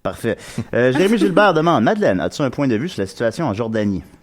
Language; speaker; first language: French; native; French